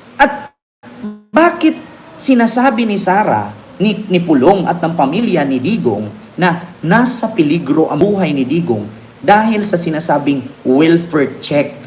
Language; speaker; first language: Filipino; non-native, local second language; Cebuano